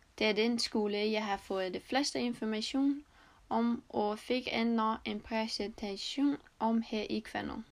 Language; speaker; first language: Danish; non-native, learner; Icelandic